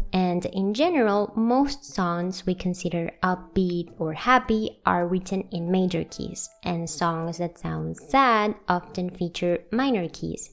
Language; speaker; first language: English; non-native, fluent; Spanish